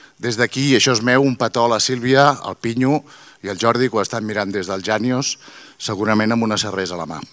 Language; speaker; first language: Catalan; native; Catalan